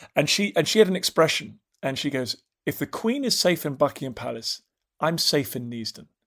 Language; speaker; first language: English; native; English